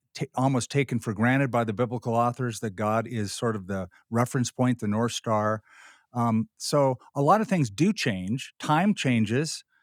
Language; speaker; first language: English; native; English